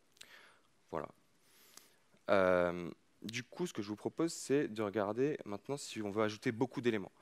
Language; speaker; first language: French; native; French